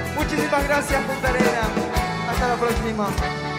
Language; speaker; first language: Spanish; native; Spanish